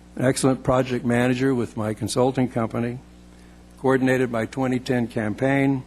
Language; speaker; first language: English; native; English